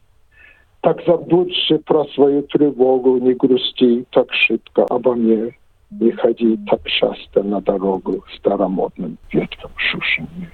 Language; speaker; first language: Russian; non-native, fluent; English